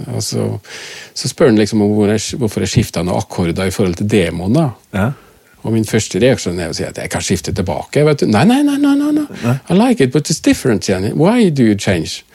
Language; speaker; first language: Norwegian; native; Norwegian